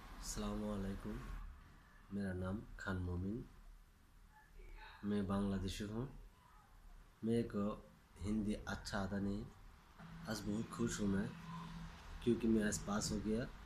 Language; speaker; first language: Hindi; non-native, learner; Bangla